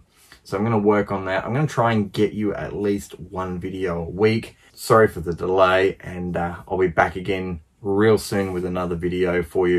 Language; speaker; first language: English; native; English